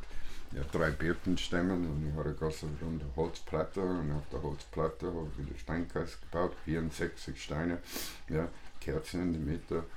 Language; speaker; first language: German; non-native, fluent; English